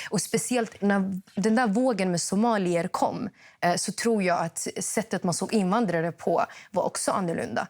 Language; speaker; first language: Swedish; early bilingual, other home language; Somali